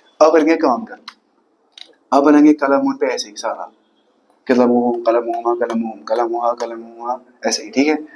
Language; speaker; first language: Urdu; native; Urdu